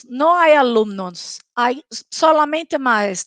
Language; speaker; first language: Spanish; non-native, local second language; Portuguese